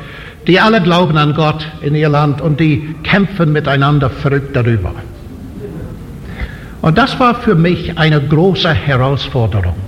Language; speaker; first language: German; non-native, fluent; English